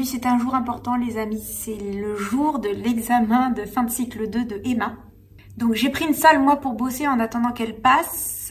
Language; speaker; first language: French; native; French